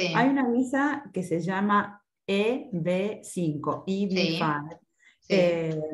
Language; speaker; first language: Spanish; native; Spanish